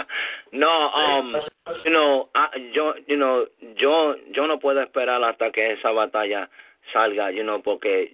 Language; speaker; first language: Spanish; early bilingual, heritage; English